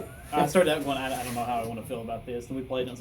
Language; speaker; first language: English; native; English